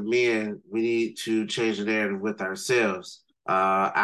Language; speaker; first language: English; native; English